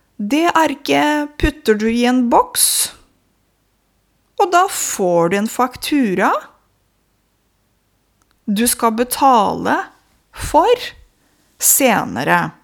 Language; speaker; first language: Norwegian; non-native, fluent; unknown